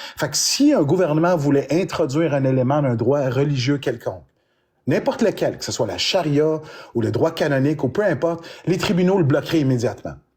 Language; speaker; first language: French; native; French